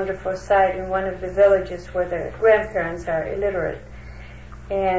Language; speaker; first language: English; non-native, fluent; Greek